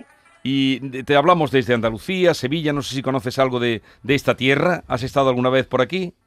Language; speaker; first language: Spanish; native; Spanish